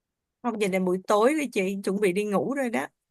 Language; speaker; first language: Vietnamese; native; Vietnamese